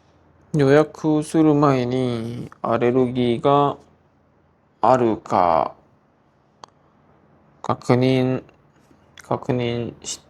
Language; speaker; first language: Japanese; non-native, learner; Korean